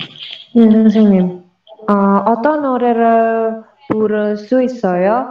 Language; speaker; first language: Korean; non-native, learner; Indonesian